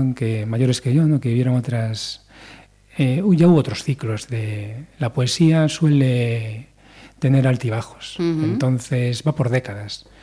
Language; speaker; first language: Spanish; native; Spanish